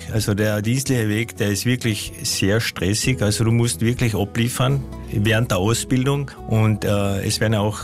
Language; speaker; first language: German; native; German